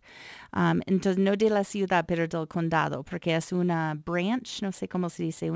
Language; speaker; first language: Spanish; non-native, fluent; English